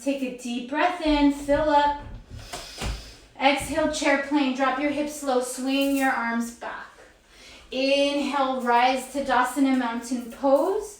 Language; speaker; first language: English; native; English